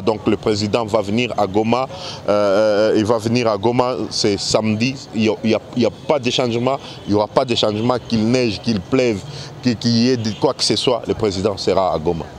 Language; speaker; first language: French; non-native, local second language; Swahili